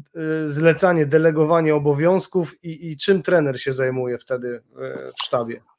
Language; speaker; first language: Polish; non-native, fluent; Croatian